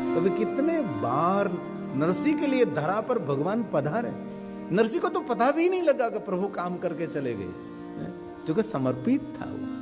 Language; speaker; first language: Hindi; non-native, local second language; Gujarati